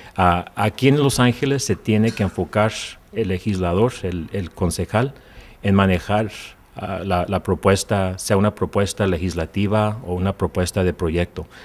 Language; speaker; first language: Spanish; early bilingual, heritage; Spanish